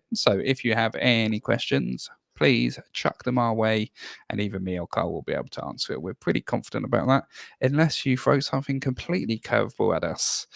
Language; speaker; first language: English; native; English